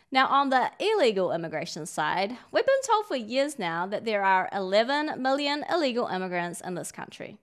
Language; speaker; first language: English; native; English